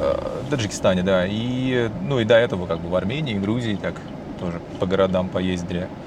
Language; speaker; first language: Russian; native; Russian